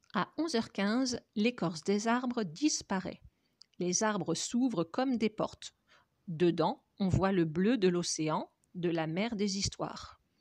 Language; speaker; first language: French; native; French